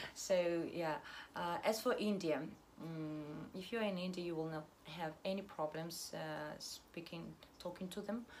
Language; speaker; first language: English; non-native, fluent; Russian